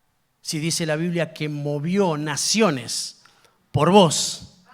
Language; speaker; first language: Spanish; native; Spanish